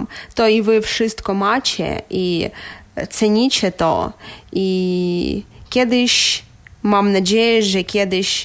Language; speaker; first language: Polish; non-native, learner; Ukrainian